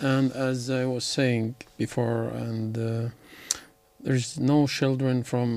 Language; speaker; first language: English; non-native, learner; Arabic